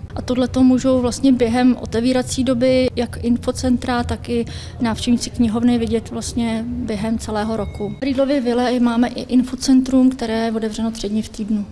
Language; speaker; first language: Czech; native; Czech